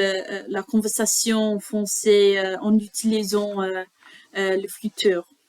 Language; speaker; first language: French; non-native, learner; English